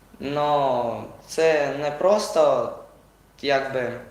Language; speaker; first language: Ukrainian; non-native, local second language; Russian